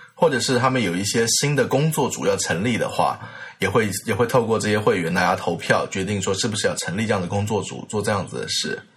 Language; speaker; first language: Chinese; native; Chinese